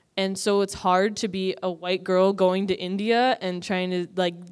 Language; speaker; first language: English; native; English